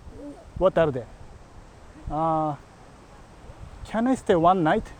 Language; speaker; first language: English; non-native, learner; Japanese